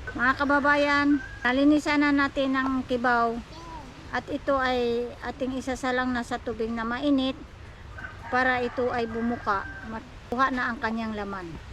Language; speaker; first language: Filipino; native; Filipino